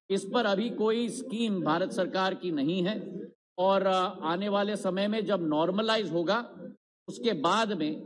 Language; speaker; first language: Hindi; native; Hindi